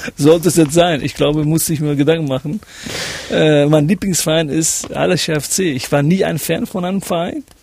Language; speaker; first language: German; early bilingual, other home language; Kurdish